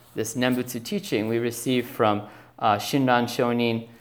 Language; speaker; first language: English; native; English